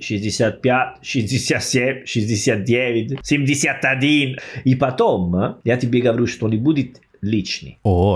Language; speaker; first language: Russian; non-native, learner; Italian